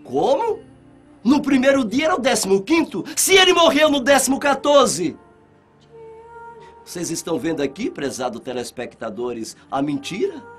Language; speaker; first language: Portuguese; native; Portuguese